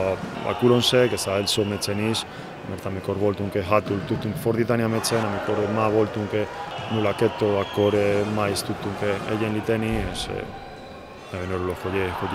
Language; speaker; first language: Hungarian; non-native, learner; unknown